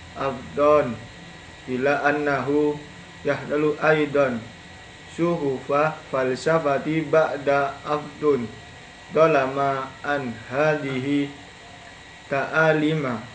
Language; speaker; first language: Arabic; non-native, learner; Indonesian